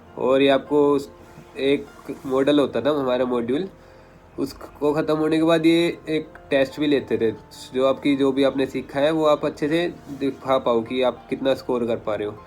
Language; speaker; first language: Hindi; native; Hindi